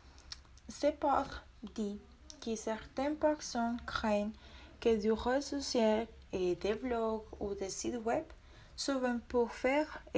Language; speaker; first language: French; non-native, learner; Spanish